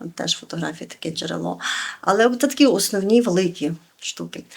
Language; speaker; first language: Ukrainian; native; Ukrainian